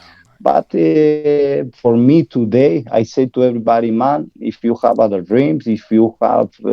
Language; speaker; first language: English; non-native, learner; Spanish